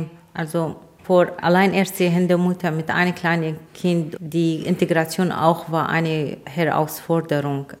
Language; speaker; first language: German; non-native, learner; Arabic